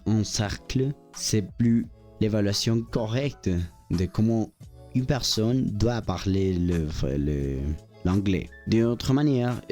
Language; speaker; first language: French; non-native, learner; Spanish